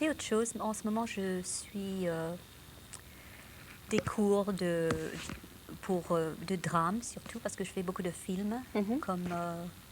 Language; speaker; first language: French; non-native, local second language; English